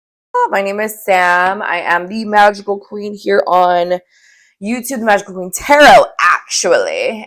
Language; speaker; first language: English; native; English